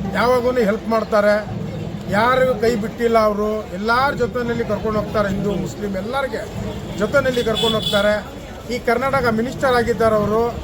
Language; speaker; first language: Kannada; non-native, local second language; Urdu